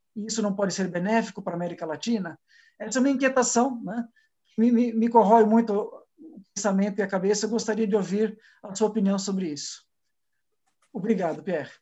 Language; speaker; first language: Portuguese; native; Portuguese